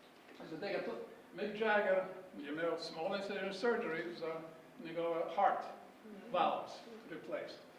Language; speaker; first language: Slovenian; early bilingual, heritage; Slovenian